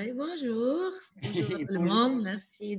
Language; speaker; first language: French; non-native, fluent; Norwegian